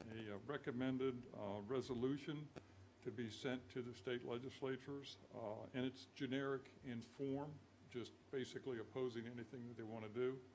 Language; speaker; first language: English; native; English